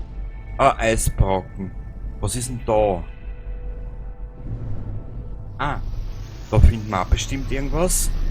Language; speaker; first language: German; native; German